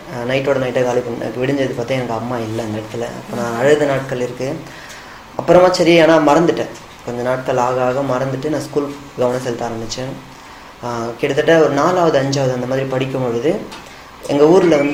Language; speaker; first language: Tamil; native; Tamil